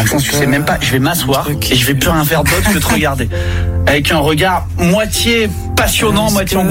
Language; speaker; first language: French; native; French